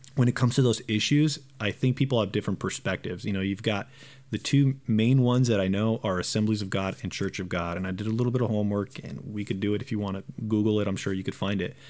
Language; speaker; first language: English; early bilingual, other home language; Romanian